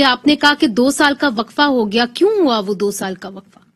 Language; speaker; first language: Urdu; native; Urdu